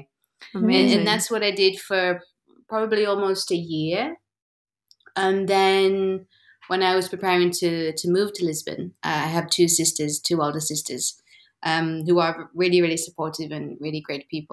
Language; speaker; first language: English; native; English